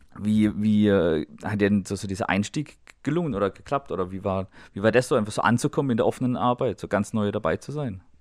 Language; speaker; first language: German; native; German